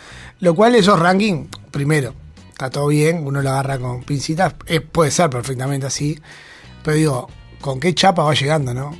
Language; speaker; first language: Spanish; native; Spanish